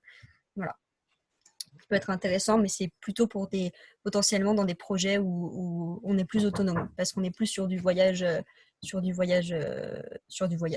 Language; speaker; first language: French; native; French